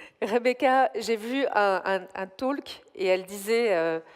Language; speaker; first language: French; native; French